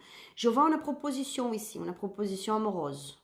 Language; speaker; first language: French; non-native, learner; Spanish